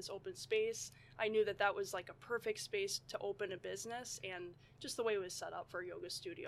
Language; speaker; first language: English; native; English